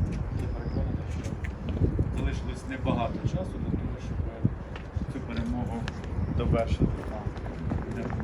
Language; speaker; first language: Ukrainian; native; Ukrainian